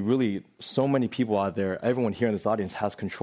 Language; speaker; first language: English; native; English